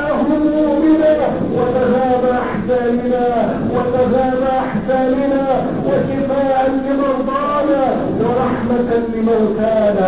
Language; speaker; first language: Arabic; native; Arabic